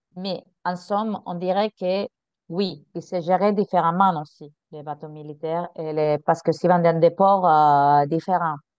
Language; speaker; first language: French; non-native, fluent; Spanish